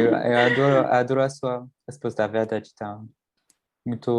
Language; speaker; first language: Portuguese; non-native, fluent; French